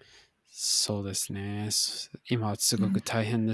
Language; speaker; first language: Japanese; non-native, fluent; English